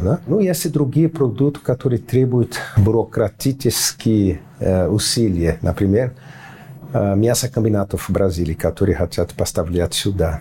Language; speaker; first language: Russian; non-native, fluent; Portuguese